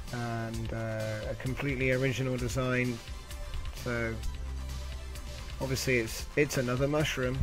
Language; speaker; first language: English; native; English